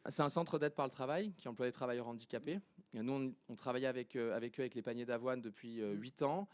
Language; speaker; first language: French; native; French